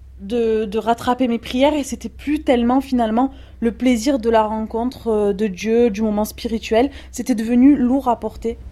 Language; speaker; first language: French; native; French